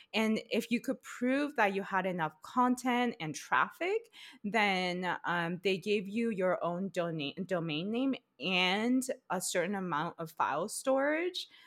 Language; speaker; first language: English; early bilingual, other home language; Chinese